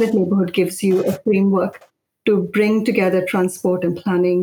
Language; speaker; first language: English; non-native, local second language; Malayalam